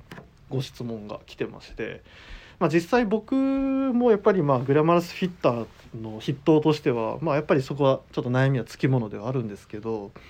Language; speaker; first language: Japanese; native; Japanese